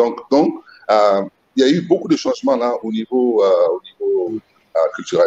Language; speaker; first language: French; non-native, local second language; Mossi